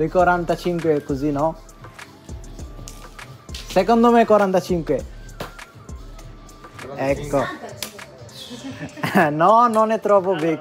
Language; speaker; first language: Italian; non-native, learner; Bangla